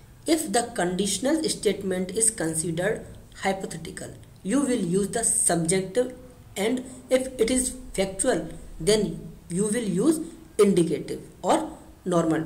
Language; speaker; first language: English; non-native, local second language; Hindi